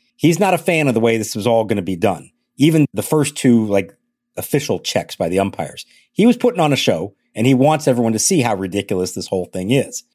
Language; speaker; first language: English; native; English